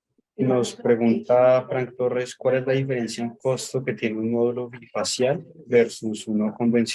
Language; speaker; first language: Spanish; native; Spanish